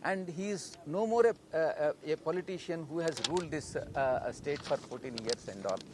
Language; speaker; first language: English; non-native, local second language; Telugu